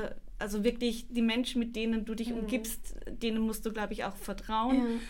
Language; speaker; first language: German; native; German